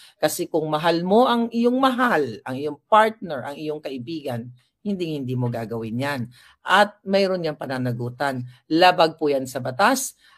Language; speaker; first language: Filipino; non-native, local second language; Hiligaynon